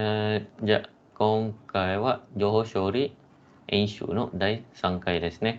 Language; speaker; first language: Japanese; non-native, fluent; Malay